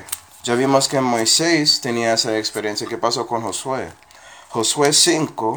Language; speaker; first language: Spanish; non-native, fluent; English